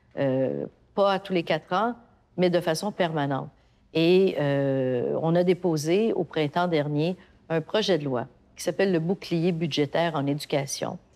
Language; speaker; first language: French; native; French